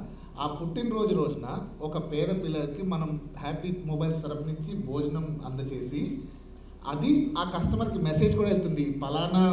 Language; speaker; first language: Telugu; native; Telugu